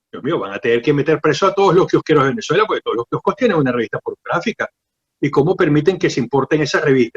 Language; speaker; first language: Spanish; native; Spanish